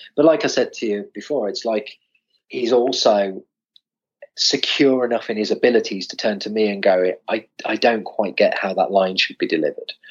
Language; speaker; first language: English; native; English